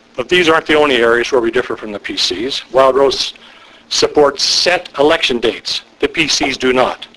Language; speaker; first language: English; native; English